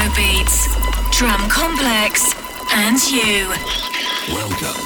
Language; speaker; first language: English; non-native, fluent; German